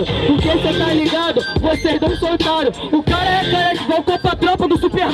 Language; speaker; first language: Portuguese; native; Portuguese